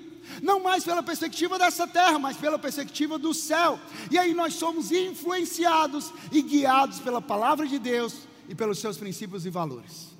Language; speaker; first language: Portuguese; native; Portuguese